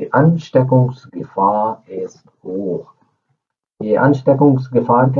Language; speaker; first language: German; non-native, fluent; Urdu